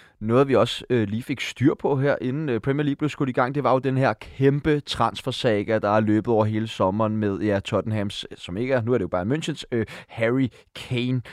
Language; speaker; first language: Danish; native; Danish